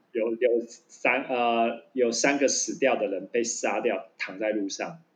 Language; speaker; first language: Chinese; native; Chinese